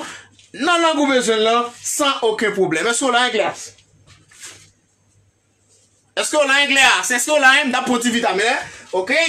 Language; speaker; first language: French; non-native, local second language; Haitian Creole